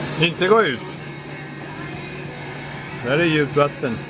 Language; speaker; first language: Swedish; early bilingual, other home language; Estonian